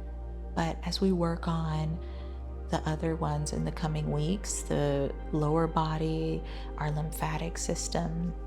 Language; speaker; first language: English; native; English